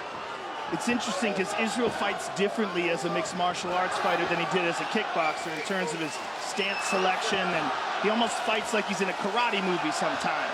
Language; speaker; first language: English; native; English